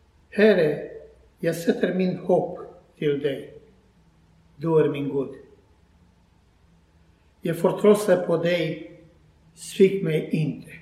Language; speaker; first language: Swedish; non-native, learner; Croatian